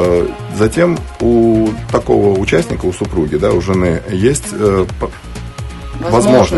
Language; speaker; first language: Russian; native; Russian